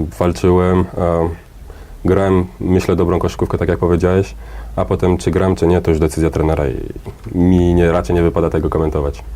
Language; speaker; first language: Polish; early bilingual, heritage; Polish